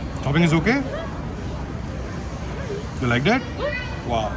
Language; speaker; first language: English; non-native, local second language; Hindi